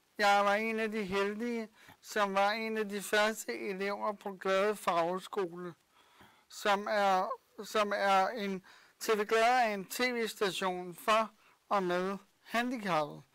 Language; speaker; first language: Danish; early bilingual, other home language; Bosnian